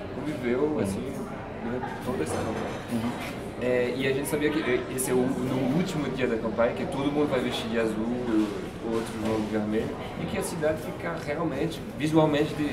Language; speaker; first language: Portuguese; non-native, fluent; French